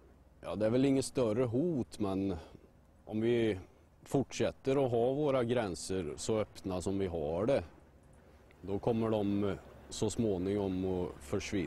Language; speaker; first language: Swedish; native; Swedish